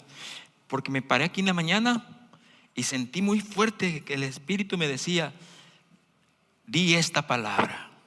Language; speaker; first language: Spanish; native; Spanish